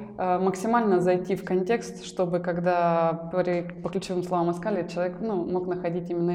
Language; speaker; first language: Russian; native; Russian